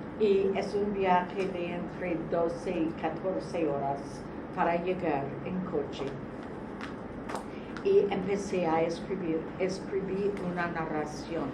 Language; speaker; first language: Spanish; non-native, fluent; English